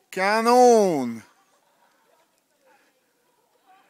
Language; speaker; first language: Swedish; native; Swedish